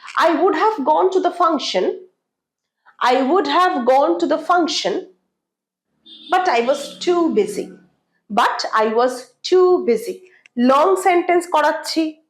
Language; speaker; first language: English; non-native, local second language; Bangla